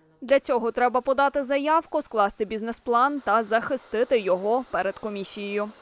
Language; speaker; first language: Ukrainian; native; Ukrainian